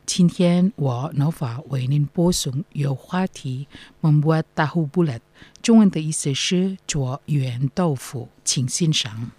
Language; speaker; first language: Chinese; non-native, fluent; Indonesian